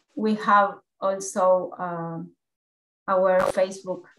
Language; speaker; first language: English; non-native, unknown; Spanish